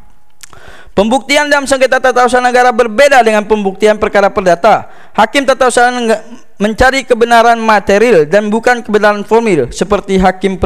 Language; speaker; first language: Indonesian; native; Indonesian